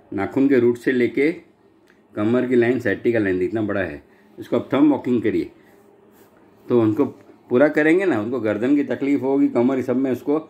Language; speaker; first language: Hindi; non-native, local second language; Gujarati